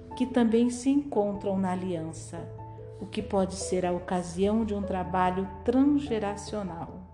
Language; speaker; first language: Portuguese; non-native, fluent; French